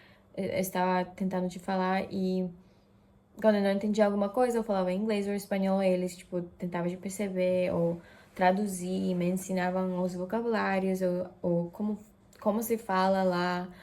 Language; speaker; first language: Portuguese; non-native, fluent; Japanese